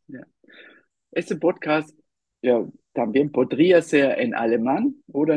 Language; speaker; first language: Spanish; non-native, fluent; German